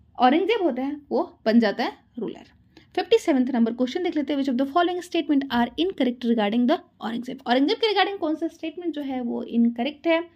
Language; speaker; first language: Hindi; native; Hindi